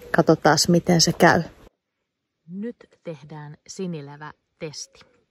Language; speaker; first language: Finnish; native; Finnish